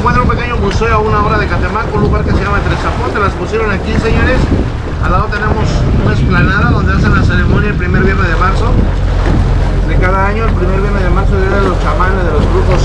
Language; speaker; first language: Spanish; native; Spanish